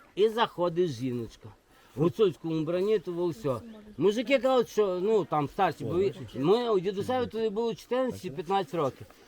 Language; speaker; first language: Ukrainian; native; Ukrainian